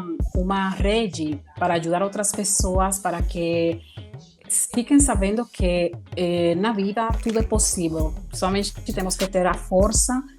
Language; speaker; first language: Portuguese; non-native, fluent; Spanish